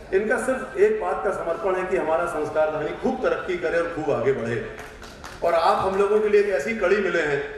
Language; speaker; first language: Hindi; native; Hindi